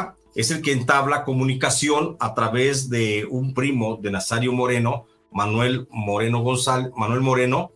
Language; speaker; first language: Spanish; native; Spanish